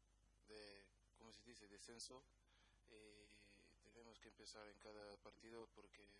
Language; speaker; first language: Spanish; non-native, learner; Kabuverdianu